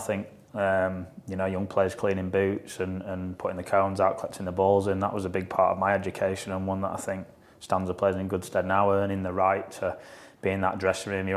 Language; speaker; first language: English; native; English